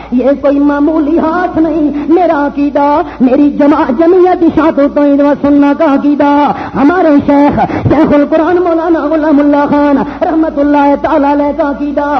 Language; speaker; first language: Urdu; non-native, local second language; Punjabi